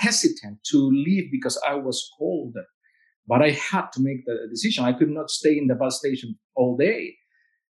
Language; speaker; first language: English; non-native, fluent; Spanish